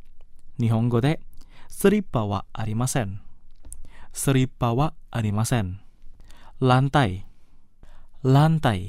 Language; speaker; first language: Japanese; non-native, fluent; Indonesian